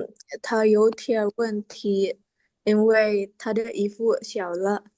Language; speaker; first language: Chinese; non-native, learner; Indonesian